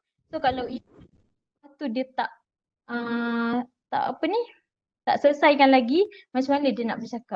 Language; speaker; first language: Malay; native; Malay